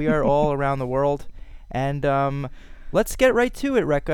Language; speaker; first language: English; native; English